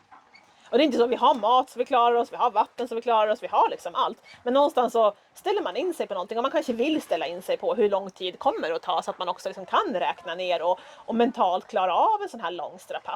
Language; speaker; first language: Swedish; native; Swedish